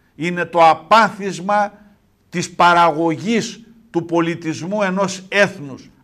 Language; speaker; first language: Greek; native; Greek